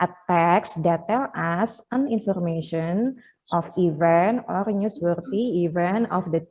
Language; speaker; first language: English; non-native, fluent; Indonesian